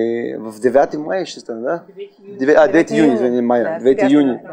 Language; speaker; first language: Bulgarian; non-native, learner; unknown